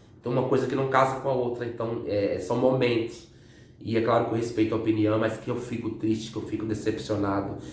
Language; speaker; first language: Portuguese; native; Portuguese